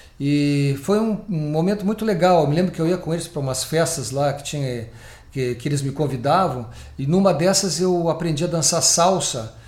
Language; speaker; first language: Portuguese; native; Portuguese